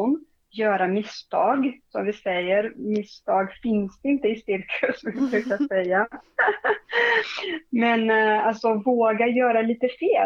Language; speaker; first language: Swedish; non-native, fluent; Portuguese